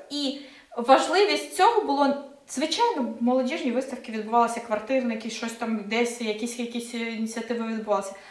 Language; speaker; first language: Ukrainian; non-native, local second language; Russian